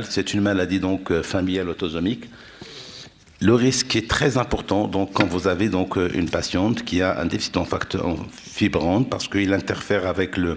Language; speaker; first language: French; non-native, local second language; Arabic